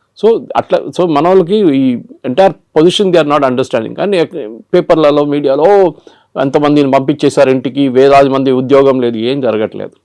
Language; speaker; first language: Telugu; non-native, local second language; Malayalam